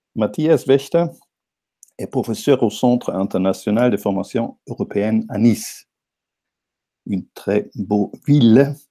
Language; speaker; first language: French; non-native, fluent; Italian